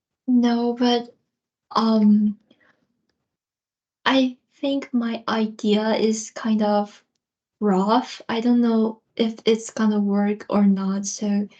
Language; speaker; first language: English; non-native, fluent; Chinese